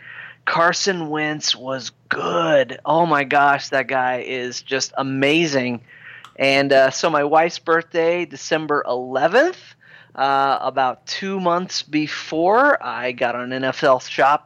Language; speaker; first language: English; native; English